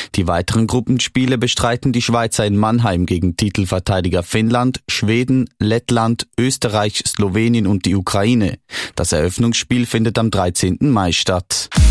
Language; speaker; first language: German; native; German